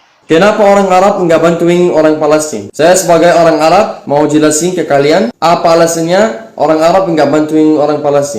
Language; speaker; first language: Indonesian; non-native, fluent; Arabic